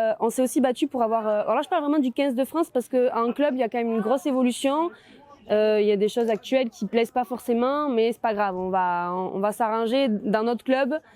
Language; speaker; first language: French; native; French